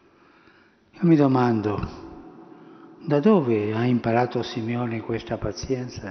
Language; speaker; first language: Italian; early bilingual, heritage; Spanish